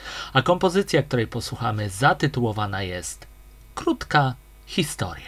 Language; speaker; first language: Polish; native; Polish